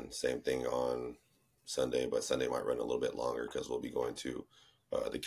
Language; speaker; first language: English; native; English